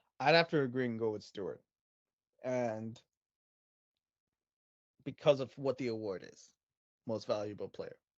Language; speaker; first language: English; native; English